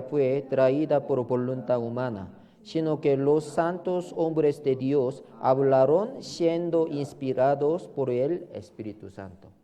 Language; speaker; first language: Spanish; non-native, learner; Korean